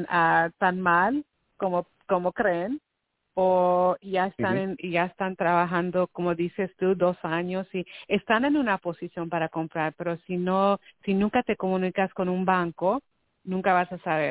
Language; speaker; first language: Spanish; early bilingual, heritage; Spanish